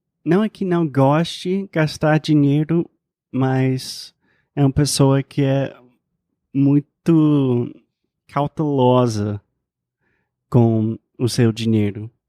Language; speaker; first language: Portuguese; non-native, fluent; English